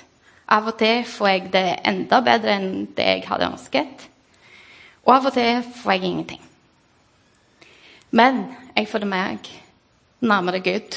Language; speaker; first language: Norwegian; non-native, fluent; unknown